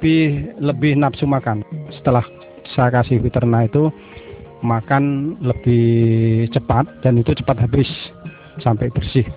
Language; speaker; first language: Indonesian; non-native, local second language; Javanese